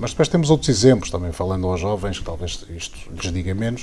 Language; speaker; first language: Portuguese; native; Portuguese